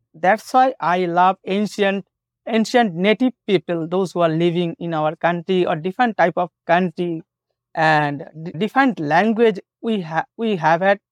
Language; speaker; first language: English; non-native, local second language; Bangla